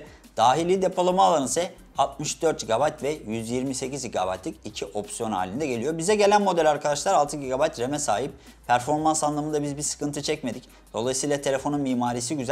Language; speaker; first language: Turkish; native; Turkish